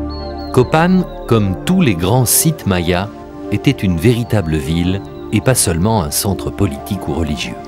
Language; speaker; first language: French; native; French